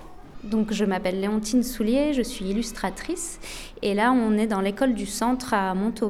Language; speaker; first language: French; native; French